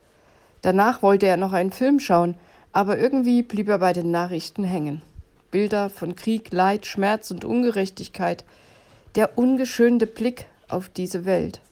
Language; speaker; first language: German; native; German